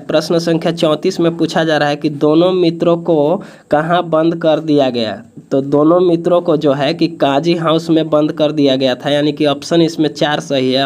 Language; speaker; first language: Hindi; native; Hindi